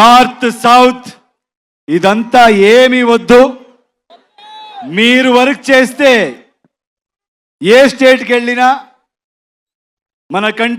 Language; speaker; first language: Telugu; non-native, learner; Kannada